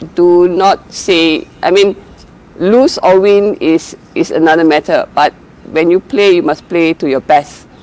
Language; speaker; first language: English; non-native, local second language; Malay